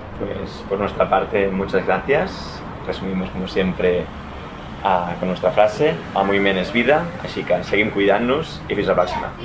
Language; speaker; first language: Spanish; non-native, local second language; Catalan